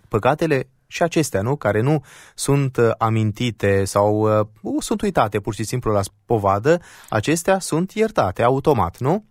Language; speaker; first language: Romanian; native; Romanian